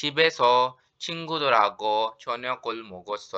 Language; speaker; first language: Korean; non-native, fluent; Urdu